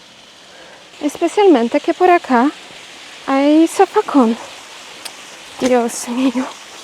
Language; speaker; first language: Spanish; non-native, learner; Polish